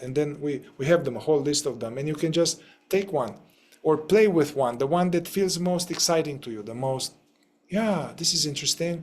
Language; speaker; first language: English; non-native, fluent; Romanian